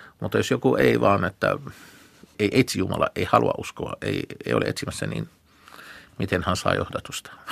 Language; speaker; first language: Finnish; non-native, fluent; Arabic